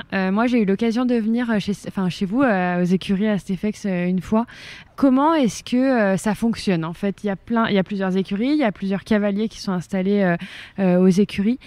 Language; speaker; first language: French; native; French